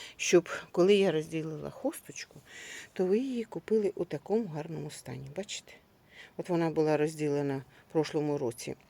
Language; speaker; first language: Ukrainian; native; Ukrainian